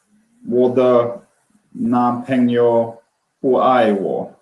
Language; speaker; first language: Chinese; non-native, learner; Swedish